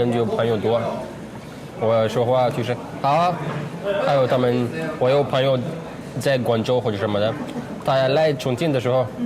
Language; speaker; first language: Chinese; non-native, learner; Arabic